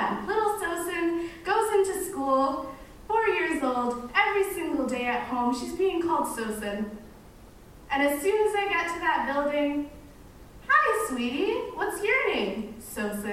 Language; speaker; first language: English; non-native, fluent; Arabic